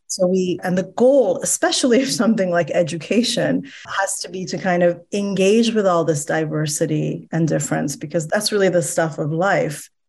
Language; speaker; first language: English; early bilingual, other home language; Persian